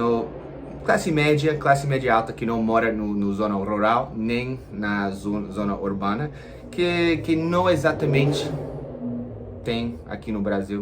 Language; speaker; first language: Portuguese; non-native, fluent; English